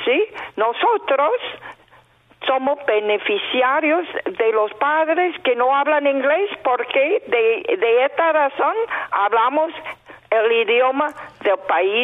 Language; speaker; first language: Spanish; non-native, fluent; Chinese